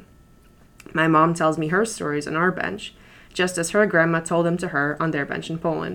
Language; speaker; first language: English; early bilingual, other home language; Polish